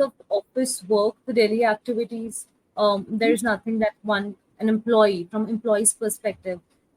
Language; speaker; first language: English; non-native, local second language; Hindi